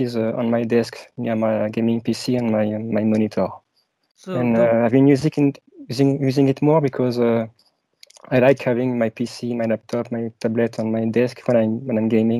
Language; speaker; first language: English; non-native, fluent; French